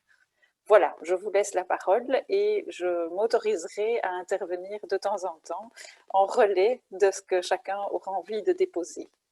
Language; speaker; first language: French; native; French